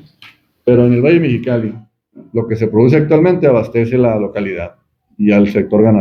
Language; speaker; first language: Spanish; native; Spanish